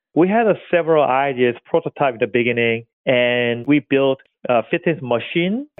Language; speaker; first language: English; non-native, fluent; Korean